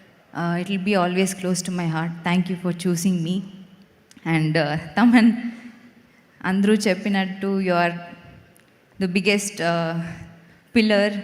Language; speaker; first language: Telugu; non-native, fluent; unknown